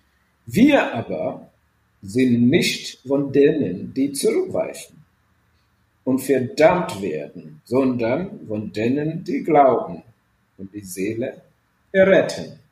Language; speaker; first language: German; non-native, fluent; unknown